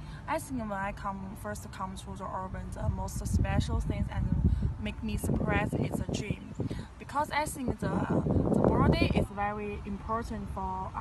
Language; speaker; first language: English; non-native, learner; Chinese